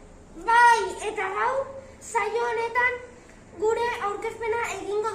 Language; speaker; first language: Basque; non-native, learner; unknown